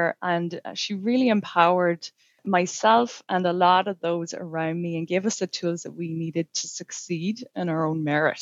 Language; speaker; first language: English; native; English